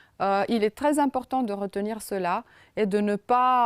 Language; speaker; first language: French; non-native, fluent; Romanian